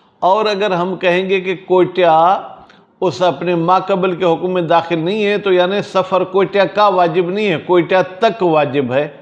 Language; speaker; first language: Urdu; non-native, local second language; Sindhi